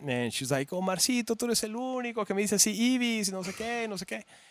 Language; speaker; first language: Spanish; early bilingual, heritage; Spanish